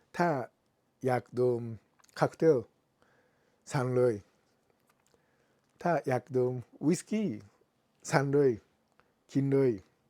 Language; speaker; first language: Thai; non-native, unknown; Japanese